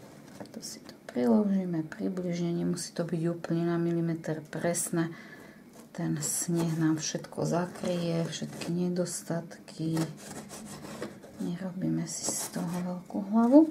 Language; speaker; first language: Slovak; native; Slovak